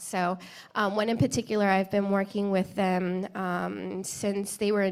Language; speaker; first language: English; native; English